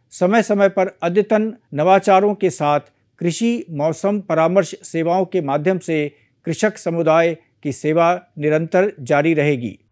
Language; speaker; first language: Hindi; native; Hindi